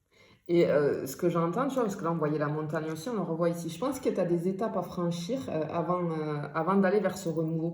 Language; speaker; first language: French; native; French